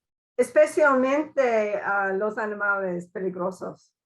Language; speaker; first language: Spanish; non-native, learner; English